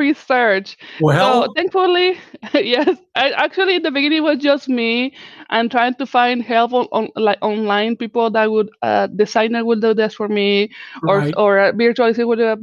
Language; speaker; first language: English; non-native, fluent; Spanish